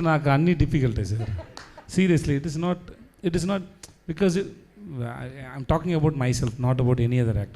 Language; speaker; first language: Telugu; non-native, learner; Tamil